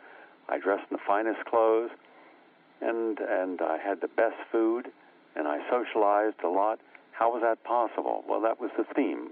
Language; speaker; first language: English; native; English